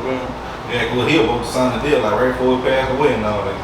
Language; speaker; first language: English; native; English